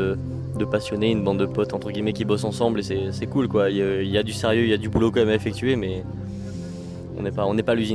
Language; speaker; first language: French; native; French